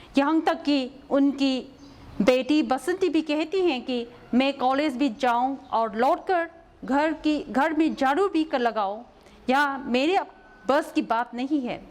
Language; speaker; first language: Hindi; non-native, local second language; Manipuri